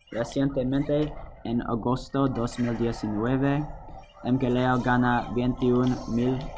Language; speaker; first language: Spanish; non-native, learner; English